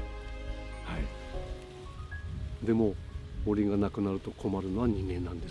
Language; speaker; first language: Japanese; native; Japanese